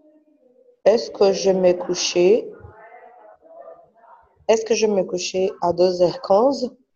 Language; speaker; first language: French; non-native, learner; Portuguese